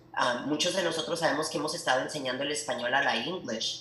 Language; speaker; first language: Spanish; early bilingual, heritage; Spanish